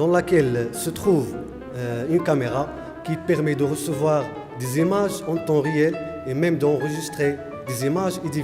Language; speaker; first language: French; non-native, local second language; Arabic